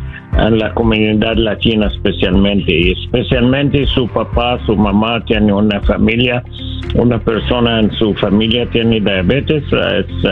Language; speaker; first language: Spanish; non-native, learner; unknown